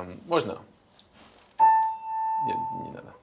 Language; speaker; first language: Russian; non-native, learner; English